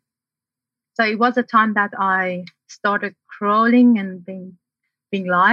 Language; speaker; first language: English; non-native, fluent; Persian